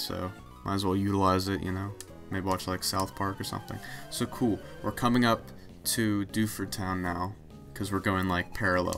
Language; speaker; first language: English; native; English